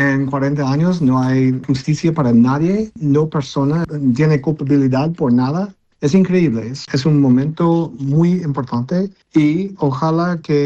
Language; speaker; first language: Spanish; non-native, learner; English